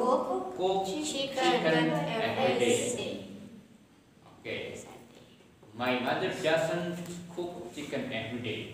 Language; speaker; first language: English; non-native, fluent; Indonesian